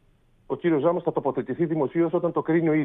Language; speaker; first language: Greek; native; Greek